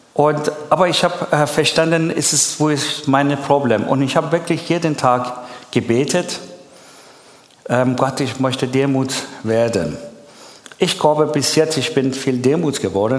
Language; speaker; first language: German; non-native, learner; Persian